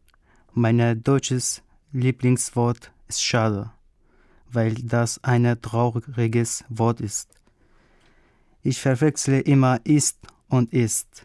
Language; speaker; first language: German; non-native, learner; Arabic